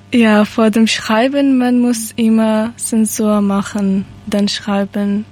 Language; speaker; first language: German; non-native, learner; Persian